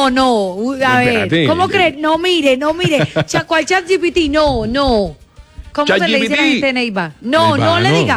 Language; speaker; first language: Spanish; native; Spanish